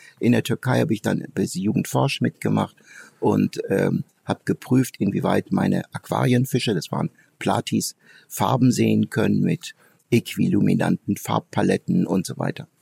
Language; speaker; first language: German; early bilingual, other home language; Turkish